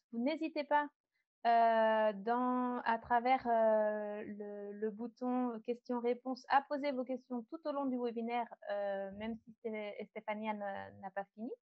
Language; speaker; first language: French; native; French